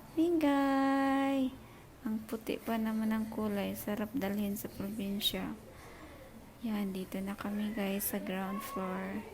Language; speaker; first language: Filipino; non-native, local second language; Cebuano